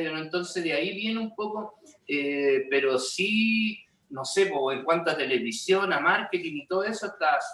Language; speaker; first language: Spanish; native; Spanish